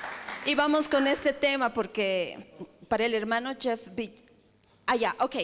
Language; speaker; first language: Spanish; native; Spanish